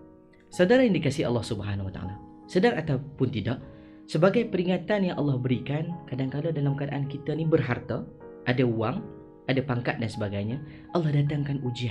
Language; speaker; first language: Malay; native; Malay